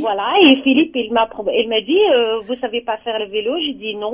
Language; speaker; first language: French; non-native, learner; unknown